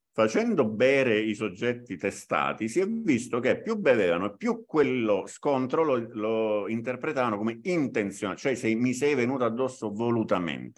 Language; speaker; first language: Italian; native; Italian